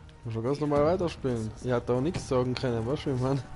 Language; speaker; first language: German; native; German